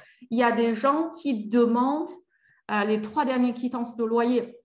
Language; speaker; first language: French; native; French